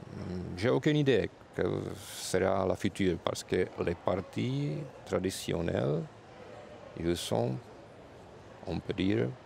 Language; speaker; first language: French; non-native, fluent; Czech